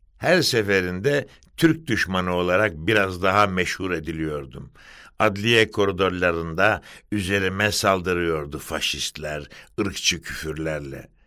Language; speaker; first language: Turkish; native; Turkish